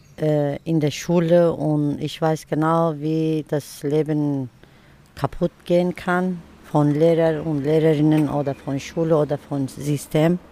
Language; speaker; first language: German; early bilingual, other home language; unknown